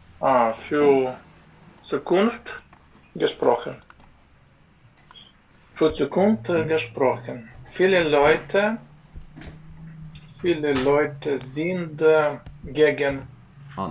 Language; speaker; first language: German; non-native, learner; Ukrainian